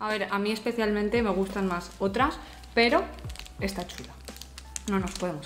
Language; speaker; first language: Spanish; native; Spanish